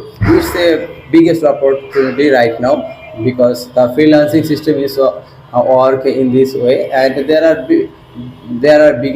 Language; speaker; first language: English; non-native, learner; Bangla